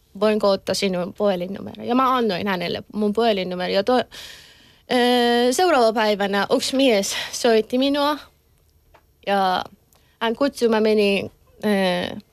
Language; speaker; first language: Finnish; non-native, learner; Persian